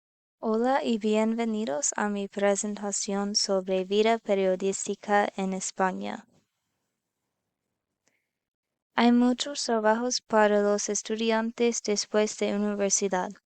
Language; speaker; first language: Spanish; non-native, learner; English